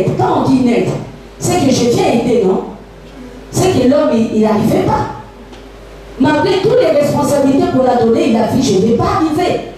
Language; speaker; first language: French; non-native, local second language; Lingala